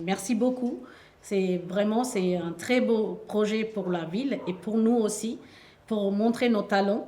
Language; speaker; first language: French; non-native, fluent; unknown